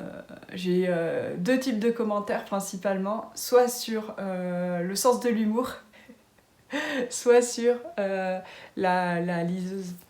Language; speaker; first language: French; native; French